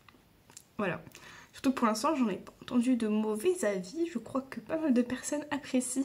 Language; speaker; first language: French; native; French